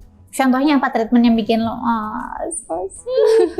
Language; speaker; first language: Indonesian; native; Indonesian